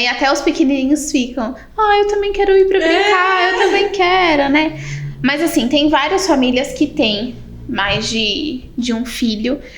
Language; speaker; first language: Portuguese; native; Portuguese